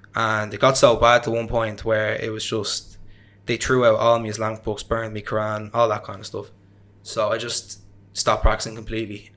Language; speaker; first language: English; native; English